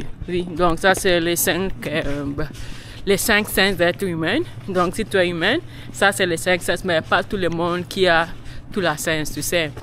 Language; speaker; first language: French; non-native, learner; English